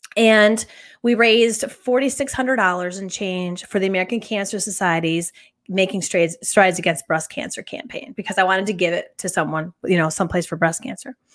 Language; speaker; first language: English; native; English